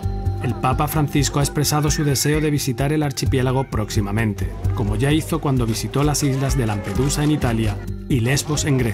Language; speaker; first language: Spanish; native; Spanish